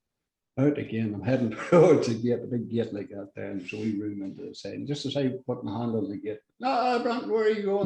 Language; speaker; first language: English; native; English